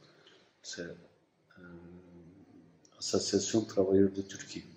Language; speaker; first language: French; non-native, fluent; Turkish